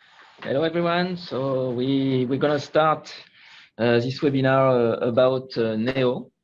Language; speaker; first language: English; non-native, fluent; French